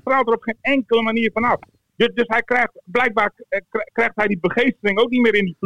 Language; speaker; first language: Dutch; native; Dutch